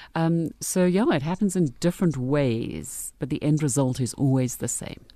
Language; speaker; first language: English; native; English